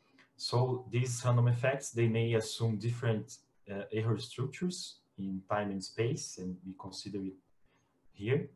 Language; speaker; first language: English; non-native, fluent; Portuguese